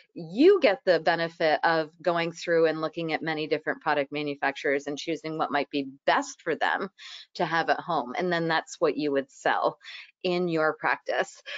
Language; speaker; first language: English; native; English